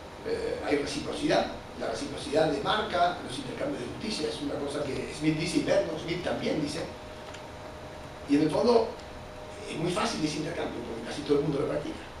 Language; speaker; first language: Spanish; native; Spanish